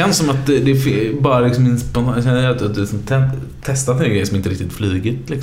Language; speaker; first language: Swedish; native; Swedish